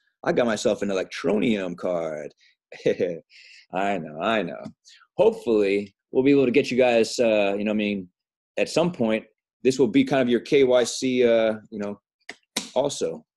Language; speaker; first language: English; native; English